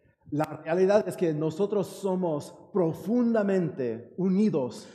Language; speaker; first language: Spanish; non-native, learner; English